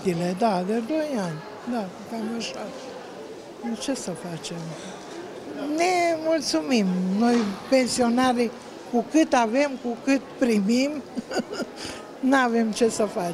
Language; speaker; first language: Romanian; native; Romanian